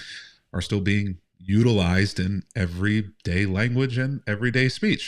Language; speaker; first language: English; native; English